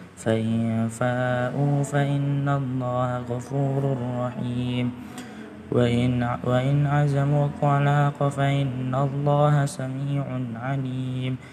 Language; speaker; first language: Arabic; non-native, learner; Indonesian